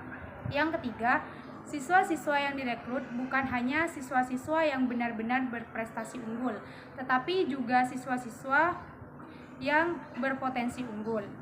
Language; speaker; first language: Indonesian; non-native, local second language; Madurese